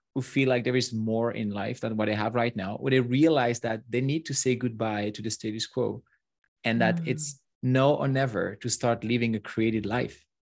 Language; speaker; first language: English; non-native, fluent; French